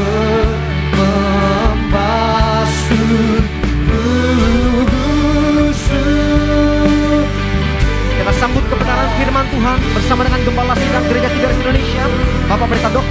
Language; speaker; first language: Indonesian; native; Indonesian